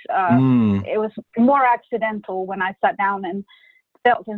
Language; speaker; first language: English; non-native, fluent; Spanish